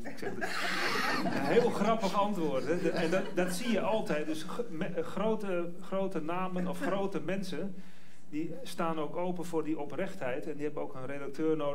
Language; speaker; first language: Dutch; native; Dutch